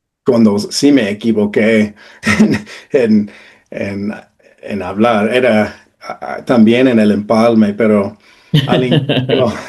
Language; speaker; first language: Spanish; non-native, fluent; English